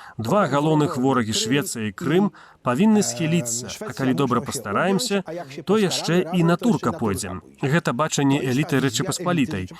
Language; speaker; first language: Belarusian; native; Belarusian